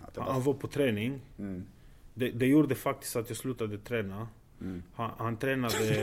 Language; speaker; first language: Swedish; non-native, fluent; Romanian